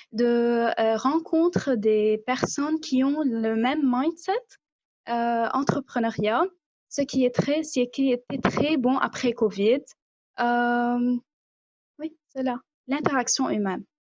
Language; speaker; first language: French; non-native, local second language; Arabic